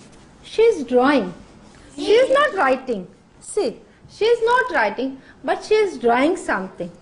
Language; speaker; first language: English; non-native, fluent; Gujarati